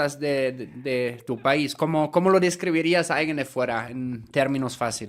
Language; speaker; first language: Spanish; non-native, fluent; German